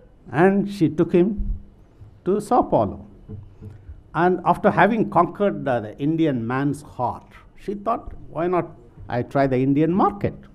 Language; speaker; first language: English; non-native, local second language; Tamil